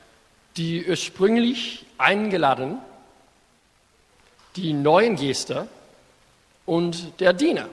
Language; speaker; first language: German; non-native, fluent; English